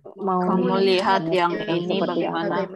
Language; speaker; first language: Indonesian; non-native, learner; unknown